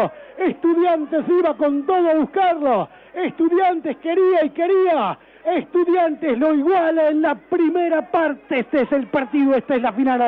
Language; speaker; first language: Spanish; native; Spanish